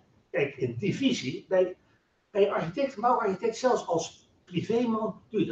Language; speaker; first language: Dutch; native; Dutch